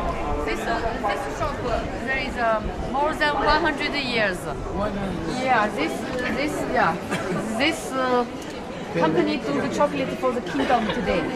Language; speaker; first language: English; non-native, learner; French